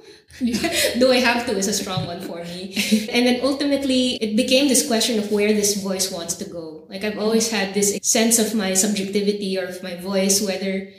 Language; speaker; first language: English; native; English